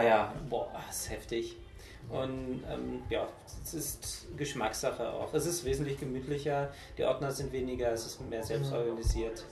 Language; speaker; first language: German; native; German